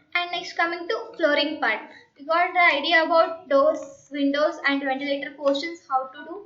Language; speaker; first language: English; non-native, local second language; Kannada